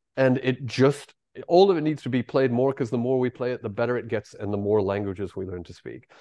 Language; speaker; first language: English; native; English